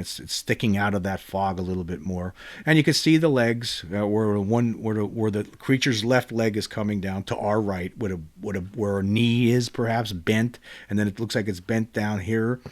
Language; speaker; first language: English; native; English